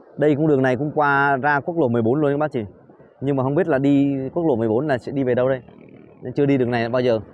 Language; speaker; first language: Vietnamese; native; Vietnamese